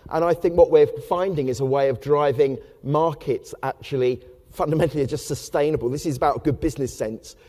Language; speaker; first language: English; native; English